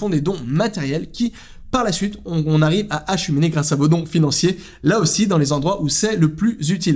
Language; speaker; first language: French; native; French